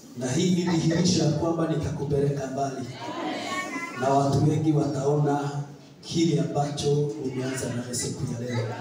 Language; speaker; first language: Swahili; non-native, local second language; Kikuyu